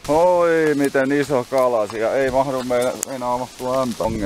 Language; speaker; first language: Finnish; native; Finnish